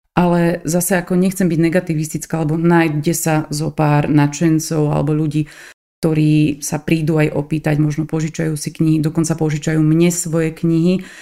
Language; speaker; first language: Slovak; native; Slovak